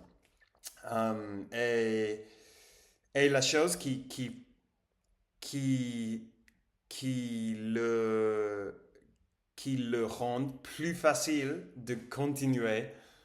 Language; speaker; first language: French; non-native, learner; English